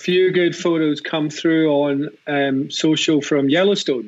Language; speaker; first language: English; native; English